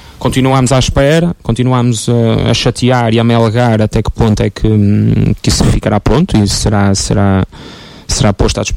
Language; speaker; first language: Portuguese; native; Portuguese